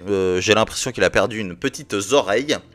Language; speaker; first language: French; native; French